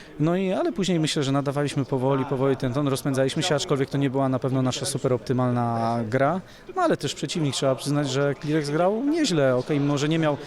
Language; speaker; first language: Polish; native; Polish